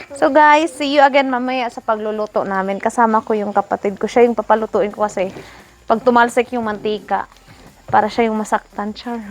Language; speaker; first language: Filipino; non-native, local second language; Hiligaynon